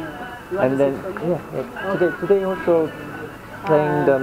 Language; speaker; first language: English; non-native, learner; Korean